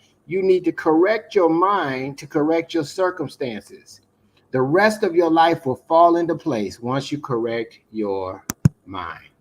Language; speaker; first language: English; native; English